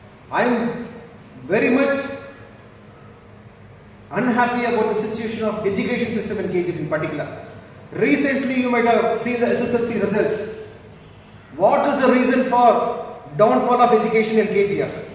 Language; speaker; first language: English; non-native, local second language; Tamil